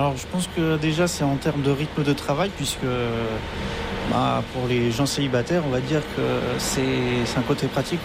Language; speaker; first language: French; native; French